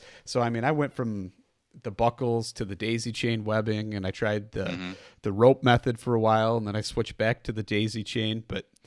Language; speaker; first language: English; native; English